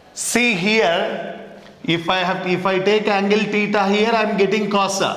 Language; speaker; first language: English; non-native, local second language; Kannada